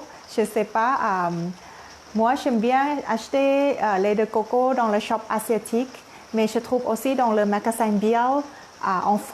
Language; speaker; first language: French; non-native, learner; Thai